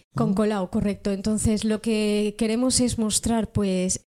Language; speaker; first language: Spanish; native; Spanish